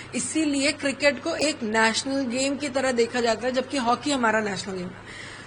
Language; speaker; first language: Hindi; native; Hindi